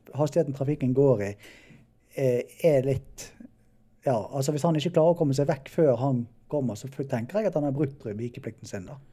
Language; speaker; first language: Norwegian; native; Norwegian